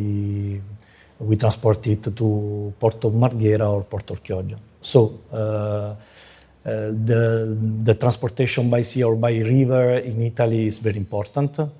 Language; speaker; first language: English; non-native, fluent; Italian